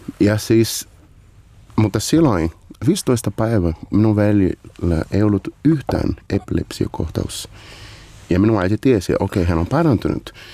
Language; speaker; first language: Finnish; non-native, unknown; Portuguese